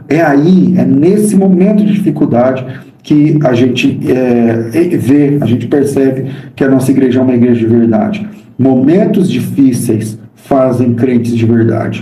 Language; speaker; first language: Portuguese; native; Portuguese